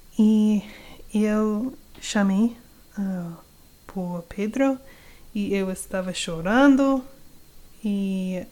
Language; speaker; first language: Portuguese; non-native, learner; English